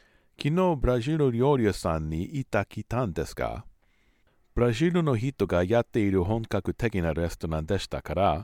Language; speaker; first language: Japanese; non-native, learner; English